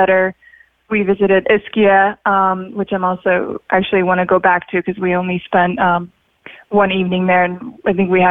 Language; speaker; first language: English; early bilingual, other home language; Russian